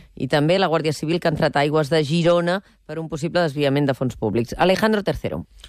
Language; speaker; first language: Catalan; native; Catalan